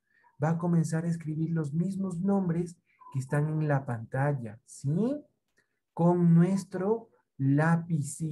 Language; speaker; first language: Spanish; native; Spanish